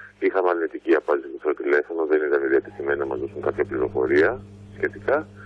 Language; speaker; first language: Greek; native; Greek